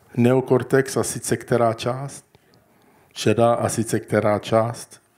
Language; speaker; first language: Czech; early bilingual, heritage; Czech